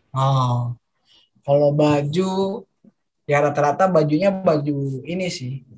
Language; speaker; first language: Indonesian; native; Indonesian